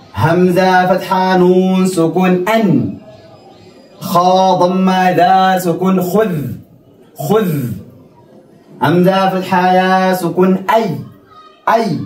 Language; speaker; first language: Arabic; non-native, fluent; Oromo